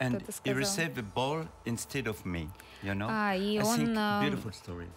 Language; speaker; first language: English; non-native, learner; French